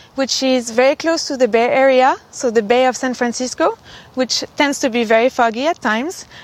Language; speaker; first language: English; non-native, fluent; French